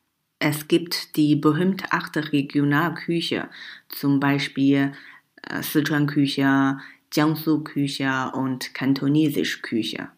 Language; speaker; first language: German; non-native, fluent; Chinese